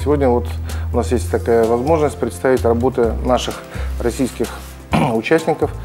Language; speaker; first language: Russian; native; Russian